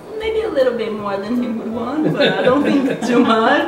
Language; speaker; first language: English; non-native, fluent; Portuguese